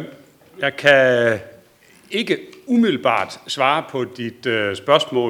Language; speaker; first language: Danish; native; Danish